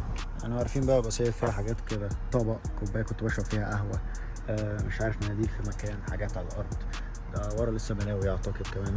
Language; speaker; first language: Arabic; native; Arabic